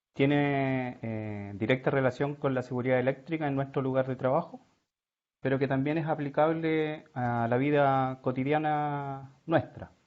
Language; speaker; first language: Spanish; native; Spanish